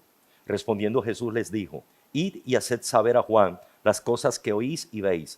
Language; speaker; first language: Spanish; native; Spanish